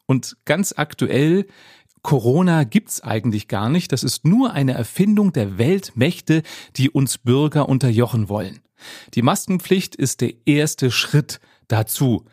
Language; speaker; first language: German; native; German